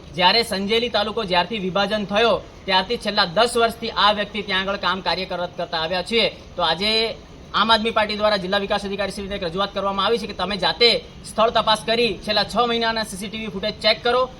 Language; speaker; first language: Gujarati; native; Gujarati